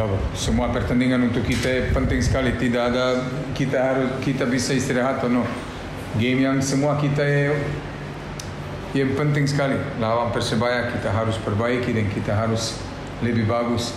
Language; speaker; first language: Indonesian; non-native, learner; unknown